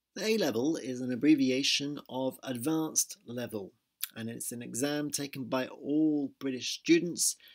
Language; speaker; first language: English; native; English